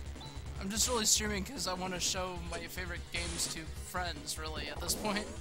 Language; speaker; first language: English; native; English